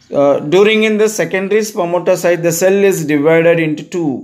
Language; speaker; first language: English; non-native, local second language; Tamil